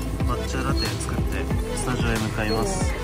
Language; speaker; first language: Japanese; native; Japanese